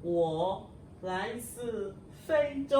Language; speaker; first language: Chinese; non-native, fluent; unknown